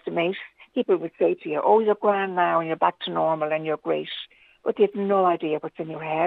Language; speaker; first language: English; native; English